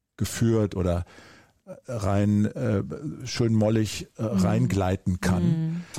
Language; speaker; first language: German; native; German